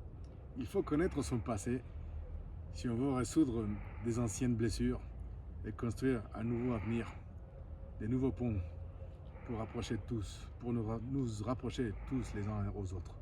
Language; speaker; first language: French; non-native, fluent; Spanish